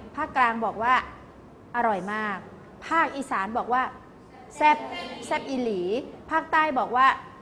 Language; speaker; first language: Thai; native; Thai